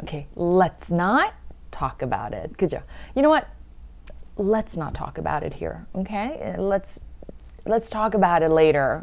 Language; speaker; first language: English; early bilingual, other home language; Korean